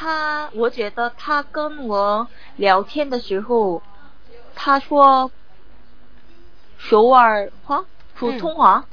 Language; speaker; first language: Chinese; non-native, learner; Korean